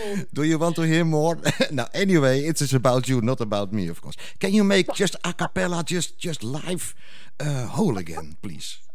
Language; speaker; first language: English; non-native, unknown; Dutch